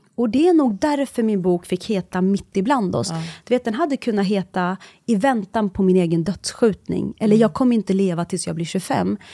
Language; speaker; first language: Swedish; early bilingual, other home language; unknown